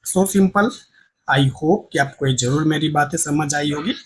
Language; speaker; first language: Hindi; non-native, local second language; Gujarati